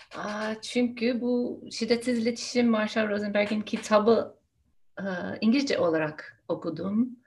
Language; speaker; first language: Turkish; non-native, fluent; English